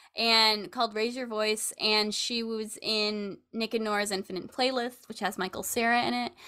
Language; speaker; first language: English; native; English